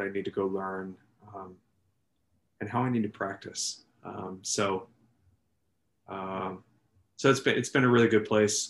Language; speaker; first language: English; native; English